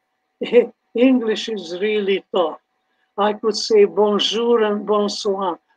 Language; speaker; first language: English; early bilingual, other home language; Hungarian